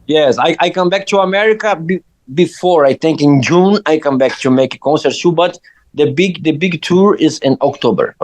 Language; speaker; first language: English; non-native, learner; Portuguese